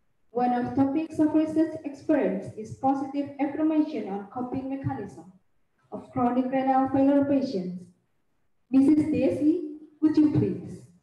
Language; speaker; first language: English; non-native, fluent; Indonesian